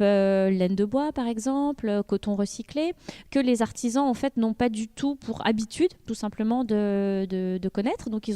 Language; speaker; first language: French; native; French